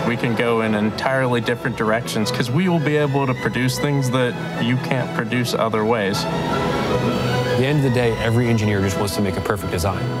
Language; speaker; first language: English; native; English